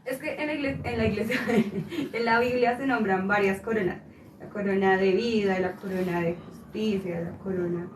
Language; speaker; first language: Spanish; native; Spanish